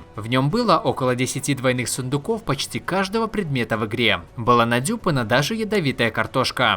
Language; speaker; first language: Russian; native; Russian